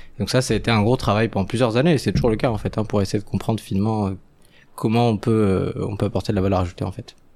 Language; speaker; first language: French; non-native, local second language; Arabic